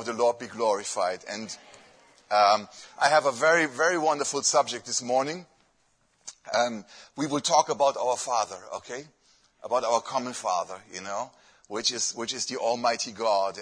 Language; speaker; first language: English; non-native, fluent; German